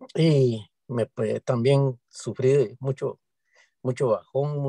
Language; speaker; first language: Spanish; native; Spanish